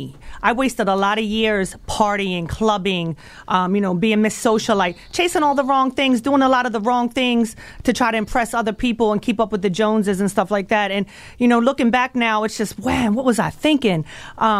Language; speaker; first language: English; native; English